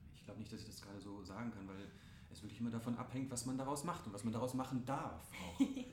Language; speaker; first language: German; native; German